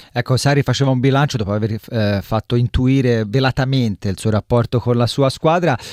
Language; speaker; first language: Italian; native; Italian